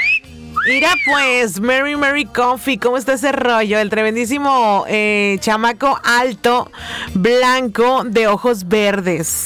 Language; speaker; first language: Spanish; native; Spanish